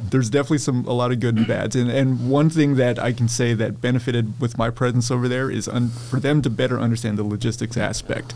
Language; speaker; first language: English; native; English